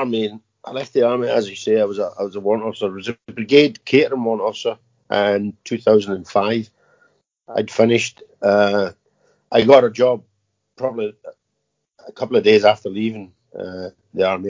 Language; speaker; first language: English; native; English